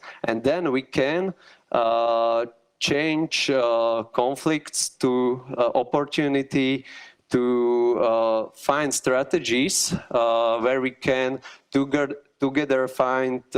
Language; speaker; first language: English; non-native, learner; Slovak